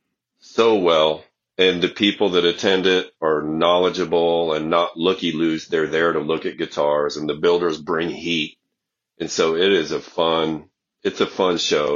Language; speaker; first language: English; native; English